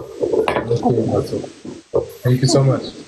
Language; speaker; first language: English; non-native, learner; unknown